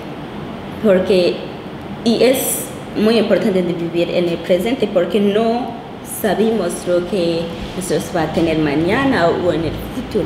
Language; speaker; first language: Spanish; non-native, local second language; Kinyarwanda